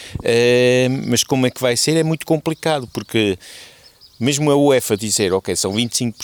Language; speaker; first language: Portuguese; non-native, fluent; German